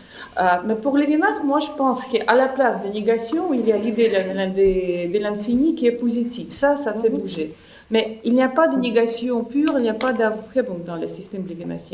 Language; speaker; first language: French; non-native, fluent; Russian